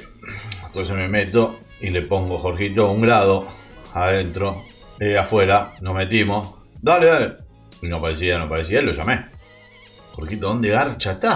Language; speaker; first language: Spanish; native; Spanish